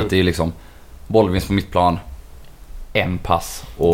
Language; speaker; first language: Swedish; native; Swedish